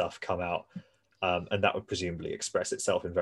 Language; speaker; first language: English; native; English